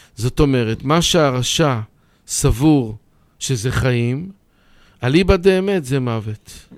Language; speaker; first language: Hebrew; native; Hebrew